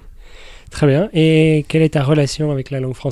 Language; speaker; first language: French; native; French